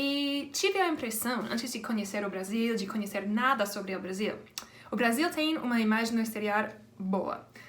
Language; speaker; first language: Portuguese; non-native, fluent; English